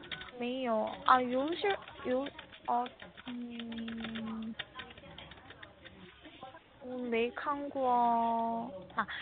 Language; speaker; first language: Chinese; non-native, learner; Korean